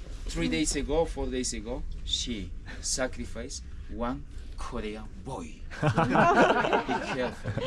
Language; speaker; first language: English; non-native, learner; Spanish